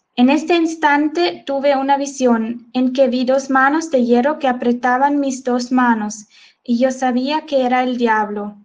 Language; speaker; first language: Spanish; non-native, fluent; Swiss German